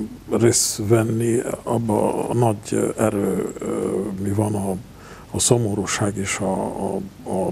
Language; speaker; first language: Hungarian; non-native, local second language; Romanian